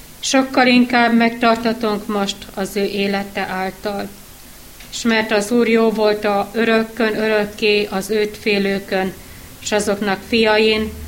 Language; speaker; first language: Hungarian; native; Hungarian